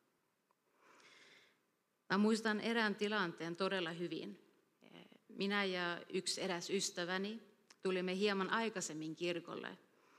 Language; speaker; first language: Finnish; early bilingual, heritage; Finnish